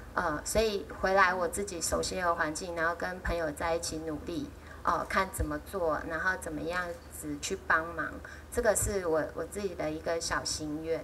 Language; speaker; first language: Chinese; native; Chinese